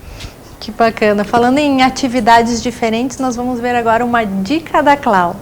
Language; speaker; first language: Portuguese; native; Portuguese